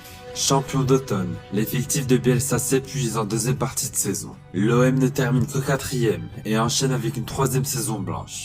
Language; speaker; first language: French; native; French